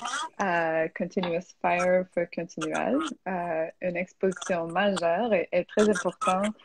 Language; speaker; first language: French; non-native, fluent; English